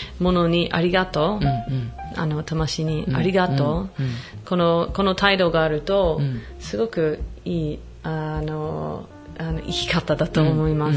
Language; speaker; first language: Japanese; non-native, fluent; English